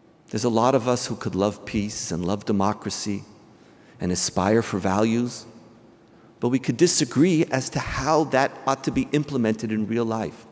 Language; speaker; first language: English; native; English